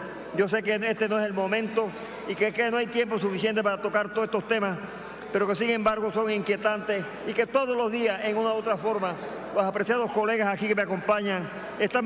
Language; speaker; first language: Spanish; native; Spanish